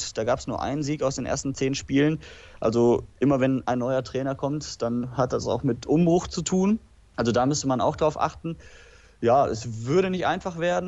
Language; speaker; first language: German; native; German